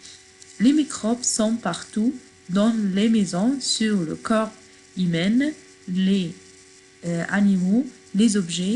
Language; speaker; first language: French; non-native, fluent; Arabic